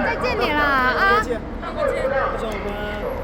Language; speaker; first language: Chinese; non-native, fluent; Korean